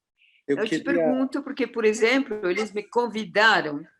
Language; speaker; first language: Portuguese; non-native, fluent; Spanish